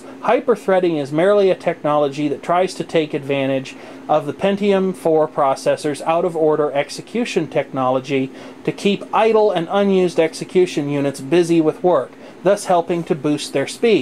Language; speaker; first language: English; native; English